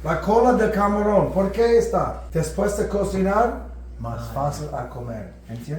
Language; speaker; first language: Spanish; non-native, learner; English